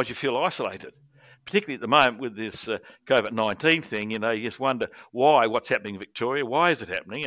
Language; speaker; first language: English; native; English